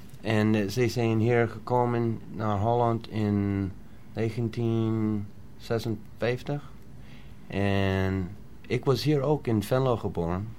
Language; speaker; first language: Dutch; early bilingual, heritage; Dutch